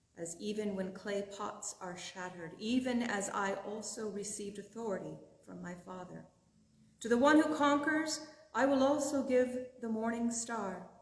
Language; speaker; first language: English; native; English